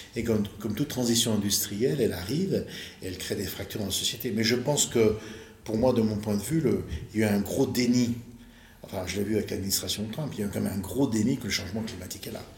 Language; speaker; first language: French; native; French